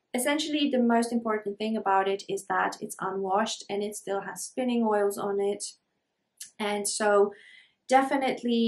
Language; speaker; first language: English; non-native, fluent; Polish